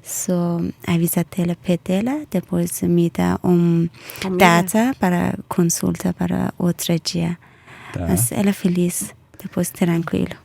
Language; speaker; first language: Portuguese; non-native, learner; Persian